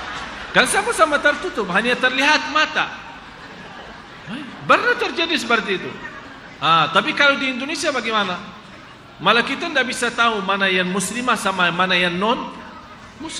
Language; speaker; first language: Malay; non-native, fluent; Arabic